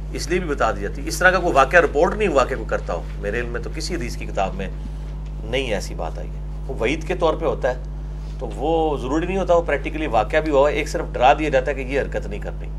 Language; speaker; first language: Urdu; non-native, local second language; Punjabi